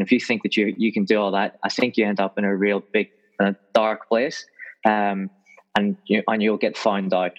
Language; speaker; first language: English; native; English